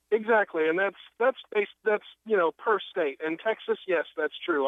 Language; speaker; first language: English; non-native, fluent; Spanish